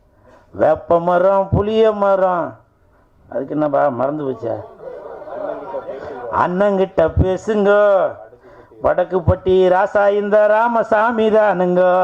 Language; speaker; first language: Tamil; native; Tamil